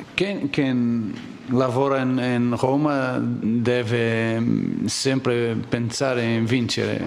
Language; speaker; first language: Italian; non-native, learner; Portuguese